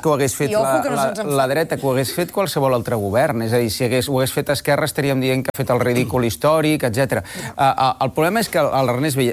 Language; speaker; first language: Catalan; non-native, local second language; Spanish